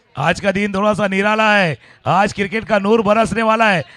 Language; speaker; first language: Hindi; non-native, local second language; Marathi